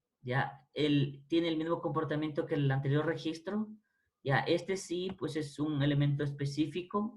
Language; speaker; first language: Spanish; native; Spanish